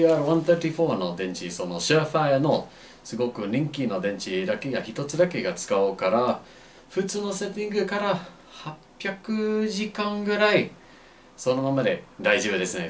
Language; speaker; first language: Japanese; non-native, fluent; English